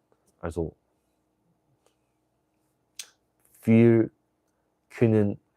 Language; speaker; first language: German; non-native, learner; English